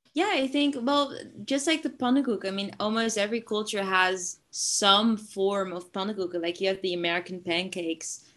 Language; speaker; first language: English; non-native, fluent; Dutch